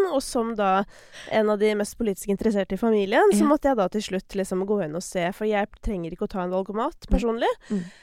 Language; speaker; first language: Norwegian; native; Norwegian